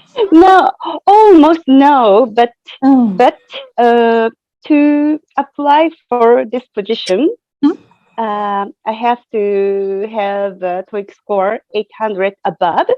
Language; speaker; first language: English; non-native, fluent; Japanese